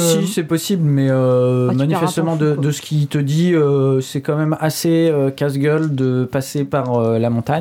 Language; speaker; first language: French; native; French